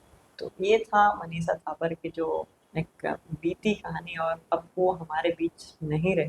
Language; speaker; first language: Hindi; native; Hindi